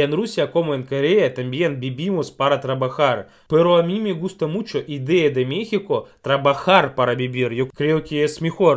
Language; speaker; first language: Spanish; non-native, learner; Russian